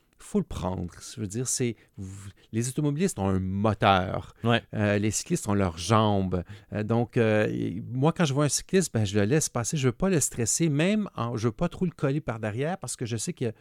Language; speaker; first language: French; native; French